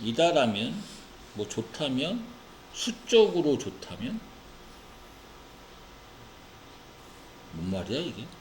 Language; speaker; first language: Korean; native; Korean